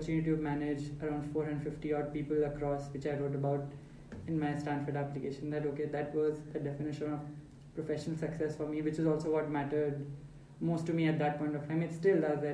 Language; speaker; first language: English; non-native, local second language; Hindi